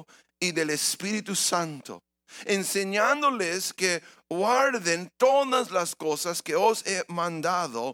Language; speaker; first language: Spanish; early bilingual, heritage; English